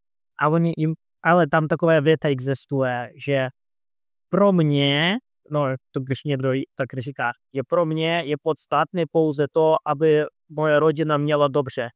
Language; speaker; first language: Czech; non-native, fluent; Russian